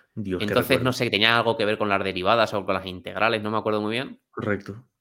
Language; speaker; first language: Spanish; native; Spanish